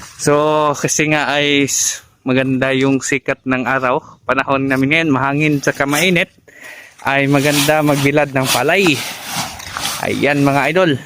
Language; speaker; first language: Filipino; non-native, local second language; Cebuano